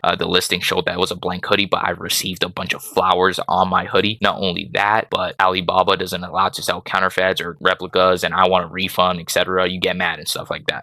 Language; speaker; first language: English; native; English